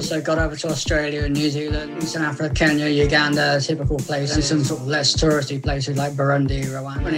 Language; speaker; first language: English; native; English